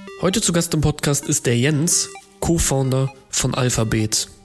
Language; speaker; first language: German; native; German